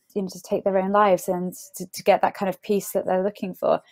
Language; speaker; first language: English; native; English